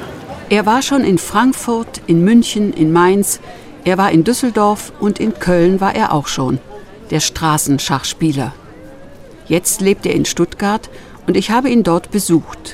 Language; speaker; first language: German; native; German